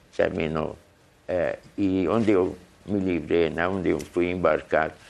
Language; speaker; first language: Portuguese; early bilingual, other home language; Hungarian